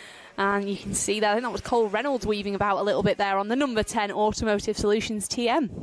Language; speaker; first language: English; native; English